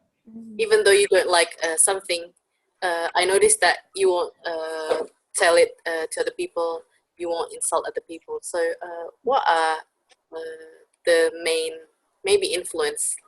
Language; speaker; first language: English; non-native, fluent; Indonesian